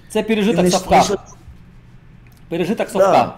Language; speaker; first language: Ukrainian; non-native, local second language; Russian